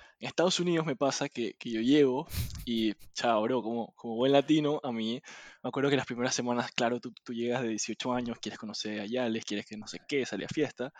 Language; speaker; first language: Spanish; native; Spanish